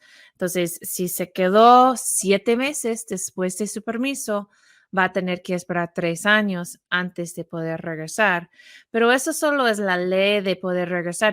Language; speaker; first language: Spanish; non-native, fluent; English